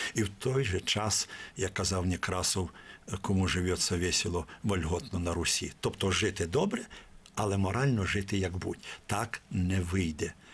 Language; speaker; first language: Ukrainian; native; Ukrainian